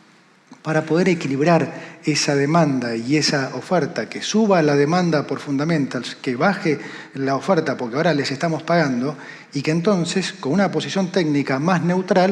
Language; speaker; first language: Spanish; native; Spanish